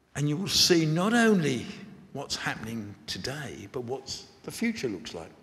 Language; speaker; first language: English; native; English